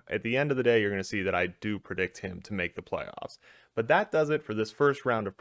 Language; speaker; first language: English; native; English